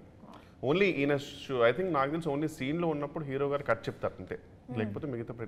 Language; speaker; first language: Telugu; native; Telugu